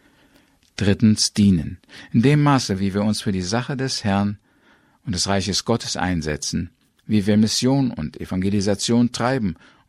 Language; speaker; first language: German; native; German